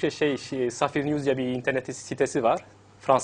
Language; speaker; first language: Turkish; non-native, fluent; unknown